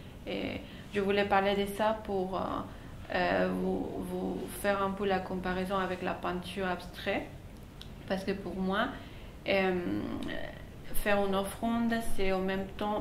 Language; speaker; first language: French; non-native, fluent; Spanish